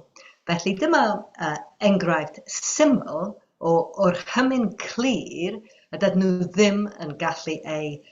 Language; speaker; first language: Welsh; non-native, fluent; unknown